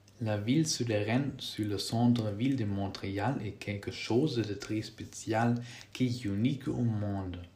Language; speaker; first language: French; non-native, learner; German